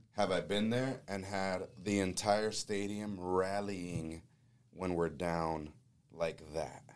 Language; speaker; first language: English; native; English